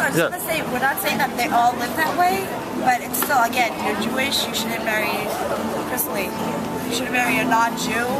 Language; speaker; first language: English; non-native, fluent; Hebrew